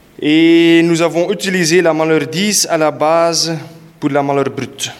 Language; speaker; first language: French; non-native, local second language; Dutch